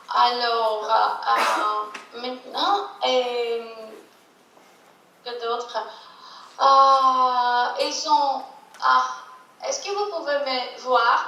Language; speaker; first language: French; non-native, fluent; Greek